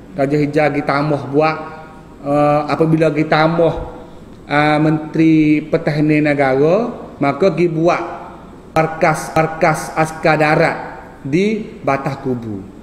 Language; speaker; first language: Malay; native; Malay